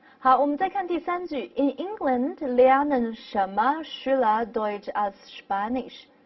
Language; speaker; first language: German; non-native, fluent; Chinese